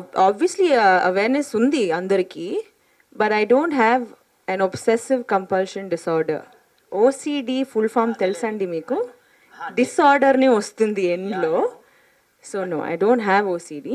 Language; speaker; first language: Telugu; non-native, fluent; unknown